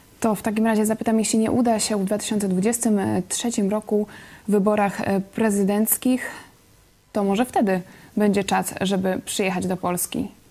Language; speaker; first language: Polish; native; Polish